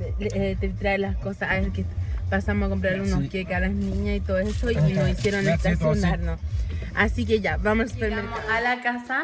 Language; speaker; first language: Spanish; native; Spanish